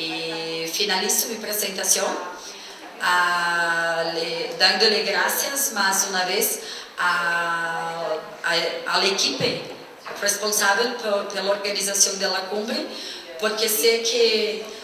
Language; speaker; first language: Spanish; non-native, fluent; Portuguese